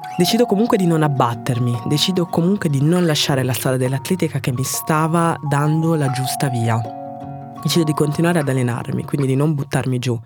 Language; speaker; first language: Italian; early bilingual, other home language; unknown